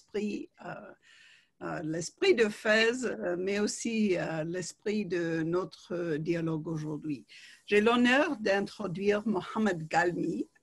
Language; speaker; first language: French; non-native, fluent; English